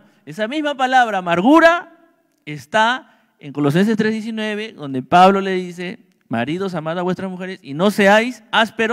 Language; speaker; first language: Spanish; native; Spanish